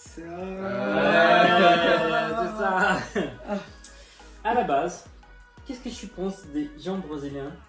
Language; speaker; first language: French; non-native, fluent; Portuguese